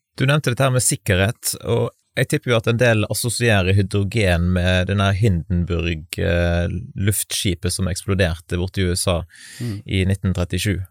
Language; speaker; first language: Norwegian; native; Norwegian